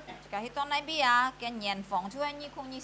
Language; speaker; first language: Chinese; early bilingual, heritage; Hakka Chinese